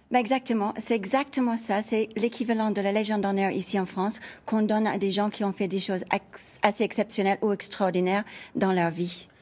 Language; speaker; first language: French; non-native, fluent; English